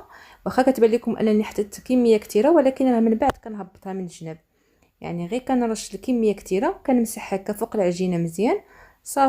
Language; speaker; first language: Arabic; native; Arabic